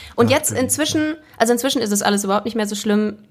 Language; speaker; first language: German; native; German